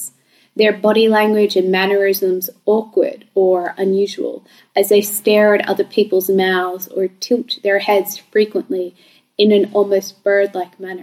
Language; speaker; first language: English; native; English